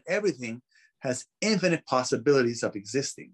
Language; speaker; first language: English; non-native, fluent; Spanish